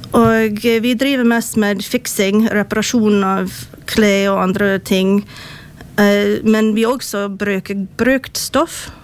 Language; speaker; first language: Norwegian; non-native, fluent; English